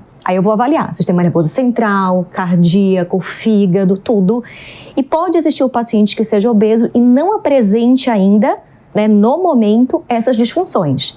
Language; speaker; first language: Portuguese; native; Portuguese